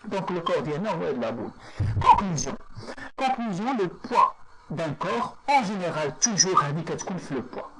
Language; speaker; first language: French; non-native, local second language; Arabic